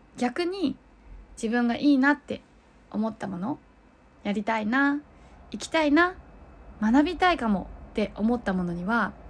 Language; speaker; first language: Japanese; early bilingual, other home language; Chinese